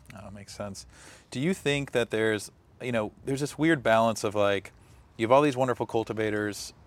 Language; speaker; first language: English; native; English